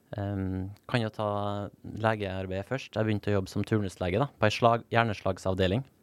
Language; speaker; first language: Norwegian; native; Norwegian